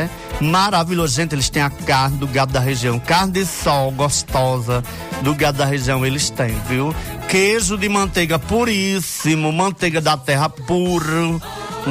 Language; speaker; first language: Portuguese; native; Portuguese